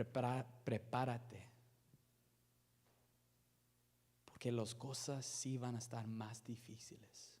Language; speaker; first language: Spanish; non-native, learner; English